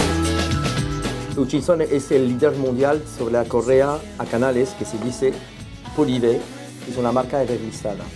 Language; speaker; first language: Spanish; non-native, fluent; French